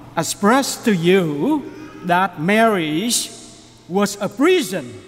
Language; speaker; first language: English; non-native, fluent; Vietnamese